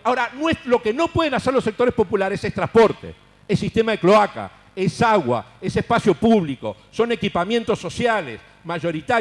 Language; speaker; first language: Spanish; native; Spanish